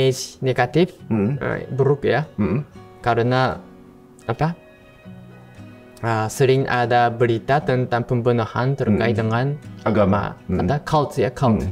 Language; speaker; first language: Indonesian; non-native, fluent; Japanese